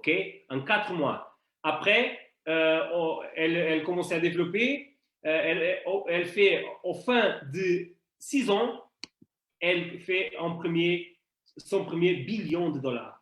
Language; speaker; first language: French; non-native, fluent; Portuguese